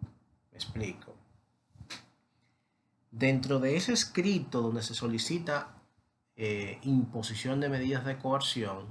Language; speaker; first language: Spanish; native; Spanish